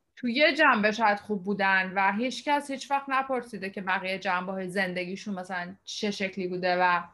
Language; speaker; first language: Persian; native; Persian